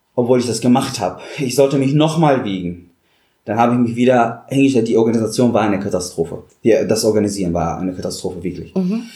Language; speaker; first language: German; non-native, fluent; Arabic